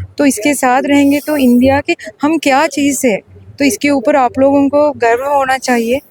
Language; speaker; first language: Hindi; non-native, fluent; Sinhala